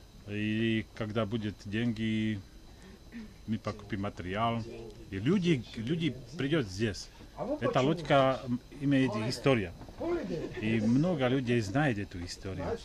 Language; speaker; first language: Russian; non-native, learner; Czech